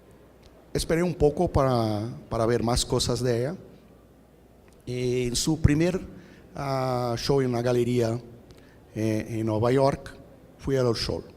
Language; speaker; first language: Spanish; non-native, fluent; Portuguese